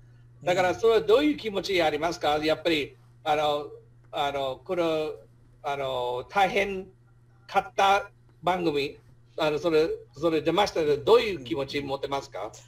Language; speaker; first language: Japanese; non-native, fluent; English